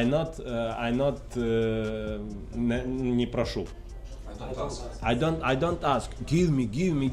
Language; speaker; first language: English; non-native, learner; Ukrainian